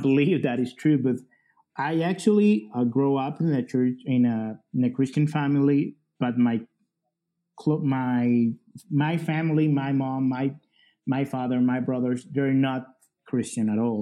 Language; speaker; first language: English; non-native, fluent; Spanish